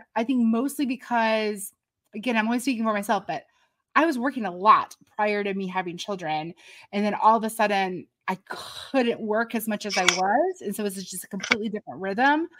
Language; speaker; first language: English; native; English